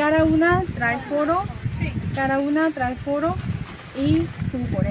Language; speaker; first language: Spanish; non-native, learner; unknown